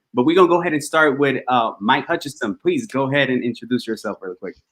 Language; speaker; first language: English; early bilingual, other home language; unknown